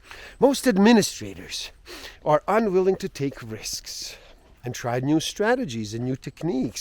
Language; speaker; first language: English; native; English